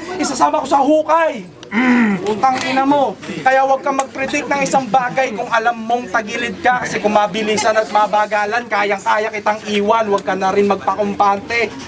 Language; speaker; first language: Filipino; native; Filipino